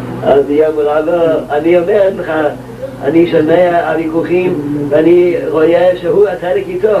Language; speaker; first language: Hebrew; non-native, local second language; Yiddish